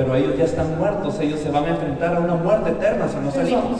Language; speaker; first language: Spanish; native; Spanish